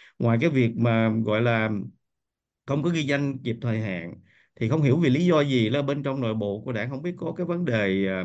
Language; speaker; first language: Vietnamese; native; Vietnamese